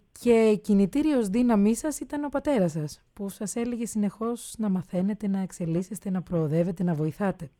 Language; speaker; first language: Greek; native; Greek